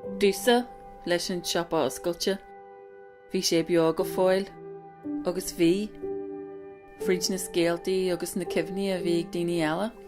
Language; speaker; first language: Irish; non-native, local second language; English